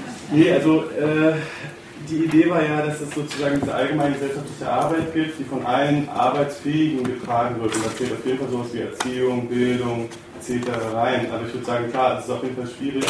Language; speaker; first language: German; native; German